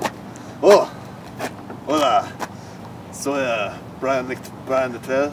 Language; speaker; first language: Spanish; non-native, learner; English